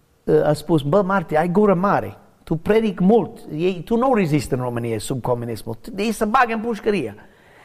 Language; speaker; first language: Romanian; non-native, learner; English